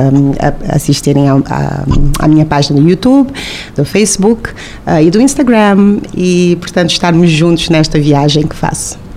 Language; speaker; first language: Portuguese; non-native, local second language; Kabuverdianu